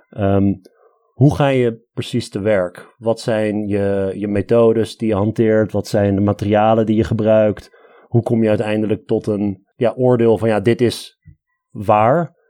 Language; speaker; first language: Dutch; early bilingual, other home language; Armenian